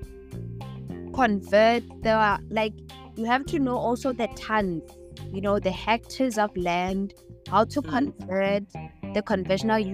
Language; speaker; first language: English; non-native, local second language; Southern Sotho